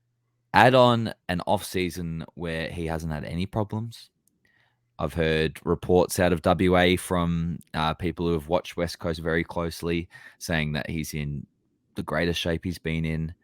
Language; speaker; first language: English; native; English